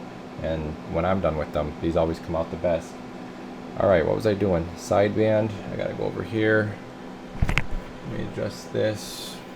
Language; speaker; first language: English; native; English